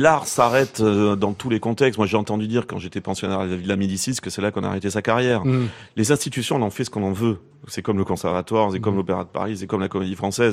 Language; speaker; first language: French; native; French